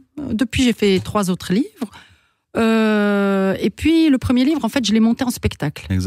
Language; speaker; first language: French; non-native, local second language; Arabic